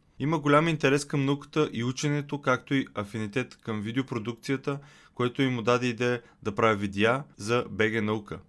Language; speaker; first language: Bulgarian; native; Bulgarian